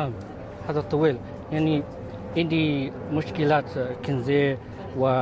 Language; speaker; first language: Arabic; non-native, learner; Filipino